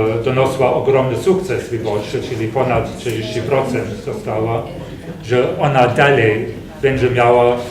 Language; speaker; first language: Polish; non-native, fluent; German